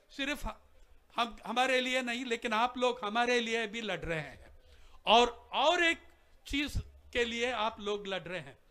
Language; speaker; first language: Hindi; non-native, local second language; Telugu